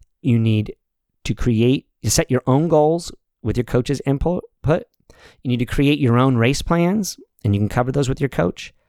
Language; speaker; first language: English; native; English